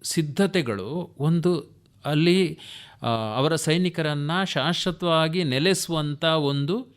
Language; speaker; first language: Kannada; non-native, local second language; Tulu